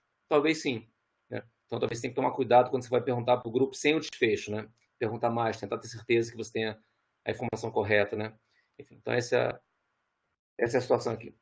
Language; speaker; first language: Portuguese; native; Portuguese